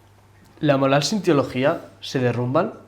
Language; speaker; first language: Spanish; native; Spanish